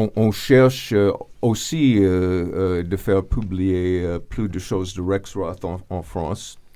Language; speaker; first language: French; non-native, fluent; English